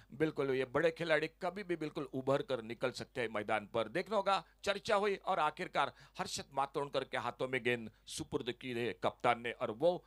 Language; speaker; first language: Hindi; non-native, local second language; Konkani